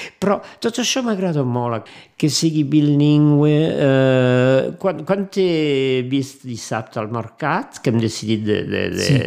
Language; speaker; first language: Catalan; non-native, local second language; French